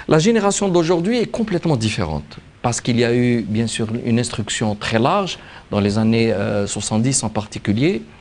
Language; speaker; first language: French; non-native, local second language; Arabic